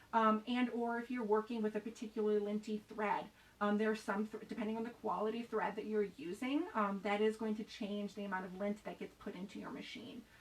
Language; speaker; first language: English; native; English